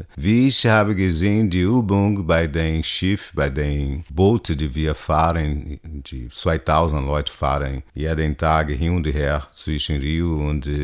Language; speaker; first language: German; non-native, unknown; Portuguese